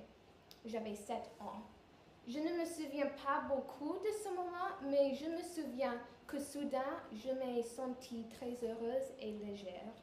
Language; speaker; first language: French; non-native, learner; English